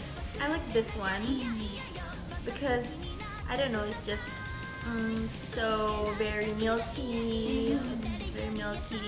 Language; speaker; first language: English; non-native, fluent; Indonesian